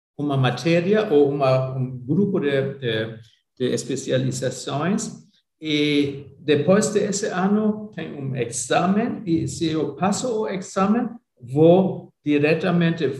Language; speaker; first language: Portuguese; non-native, fluent; German